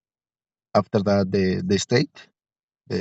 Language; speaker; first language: English; non-native, learner; Spanish